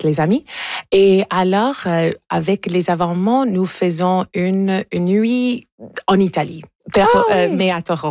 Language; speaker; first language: French; early bilingual, heritage; English